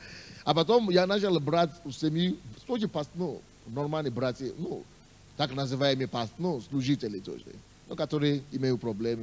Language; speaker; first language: Russian; non-native, fluent; Yoruba